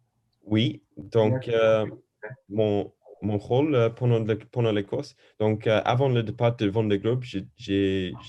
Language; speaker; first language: French; non-native, learner; English